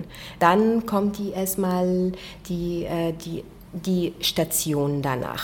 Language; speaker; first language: German; non-native, fluent; Arabic